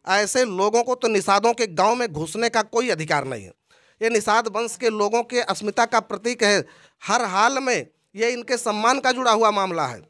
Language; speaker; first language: Hindi; native; Hindi